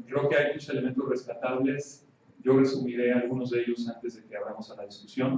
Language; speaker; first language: Spanish; native; Spanish